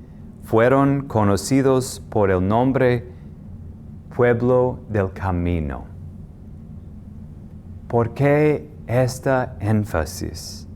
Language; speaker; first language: Spanish; non-native, fluent; English